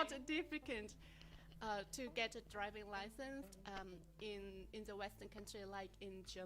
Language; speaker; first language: English; non-native, learner; Vietnamese